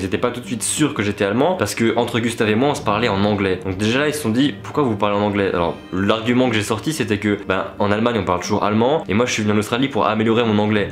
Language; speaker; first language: French; native; French